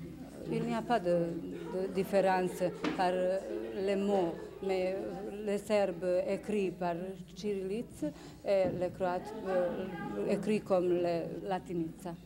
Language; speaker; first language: French; non-native, learner; Bosnian